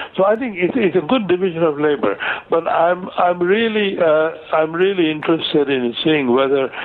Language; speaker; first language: English; non-native, local second language; Gujarati